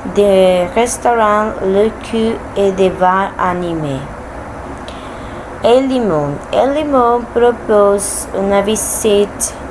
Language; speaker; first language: French; non-native, learner; Spanish